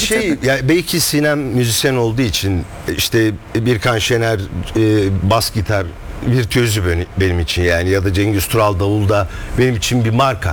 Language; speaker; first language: Turkish; native; Turkish